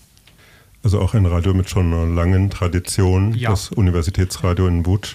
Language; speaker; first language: German; native; German